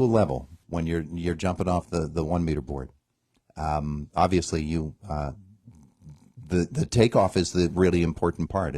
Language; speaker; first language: English; native; English